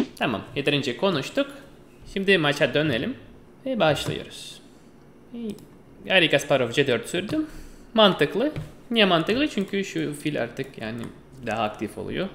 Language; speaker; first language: Turkish; non-native, fluent; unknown